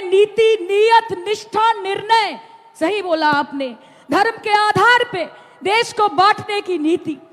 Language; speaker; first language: Hindi; non-native, local second language; Bangla